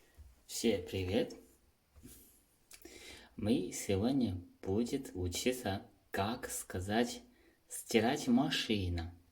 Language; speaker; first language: Russian; non-native, learner; Chinese